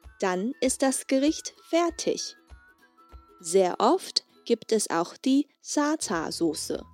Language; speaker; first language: German; non-native, fluent; Chinese